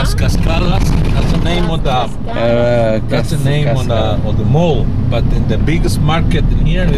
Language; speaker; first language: English; non-native, learner; Spanish